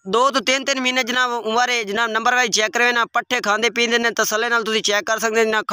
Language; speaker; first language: Urdu; non-native, local second language; Punjabi